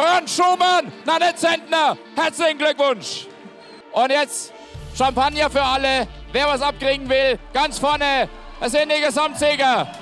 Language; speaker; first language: German; native; German